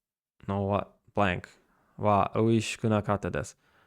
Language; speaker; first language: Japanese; non-native, learner; English